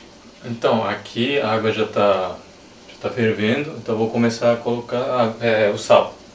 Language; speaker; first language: Portuguese; non-native, fluent; Japanese